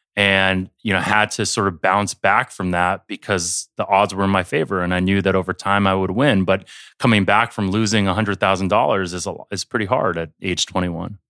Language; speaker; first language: English; early bilingual, other home language; Chinese